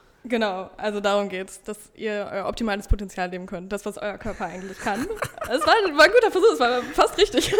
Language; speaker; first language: German; native; German